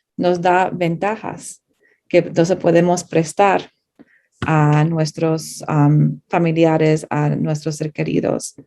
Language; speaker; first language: Spanish; early bilingual, heritage; Spanish